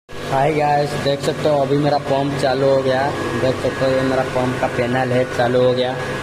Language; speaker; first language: Hindi; non-native, local second language; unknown